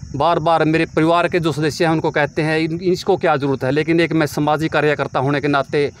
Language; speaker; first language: Hindi; native; Hindi